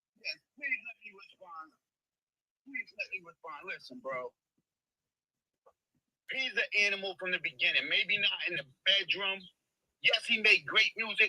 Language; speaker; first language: English; native; English